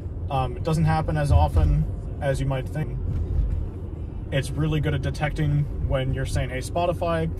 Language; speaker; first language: English; native; English